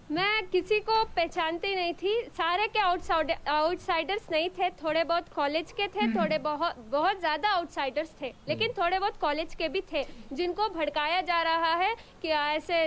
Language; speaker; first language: Hindi; non-native, local second language; Urdu